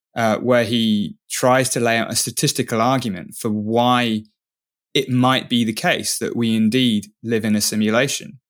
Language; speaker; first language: English; native; English